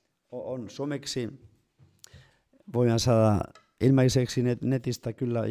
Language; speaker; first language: Finnish; non-native, fluent; Spanish